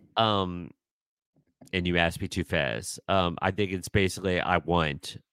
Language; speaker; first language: English; native; English